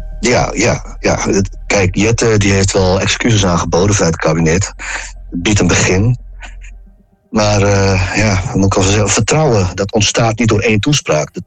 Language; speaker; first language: Dutch; native; Dutch